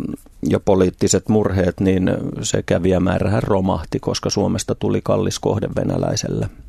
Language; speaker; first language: Finnish; native; Finnish